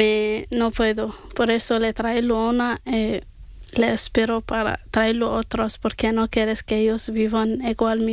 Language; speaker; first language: Spanish; non-native, learner; Arabic